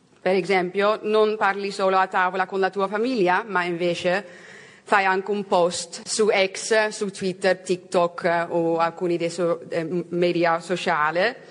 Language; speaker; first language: Italian; non-native, fluent; Dutch